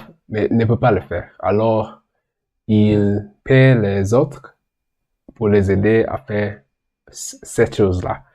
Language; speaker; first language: French; non-native, learner; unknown